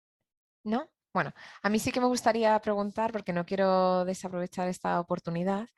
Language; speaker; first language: Spanish; native; Spanish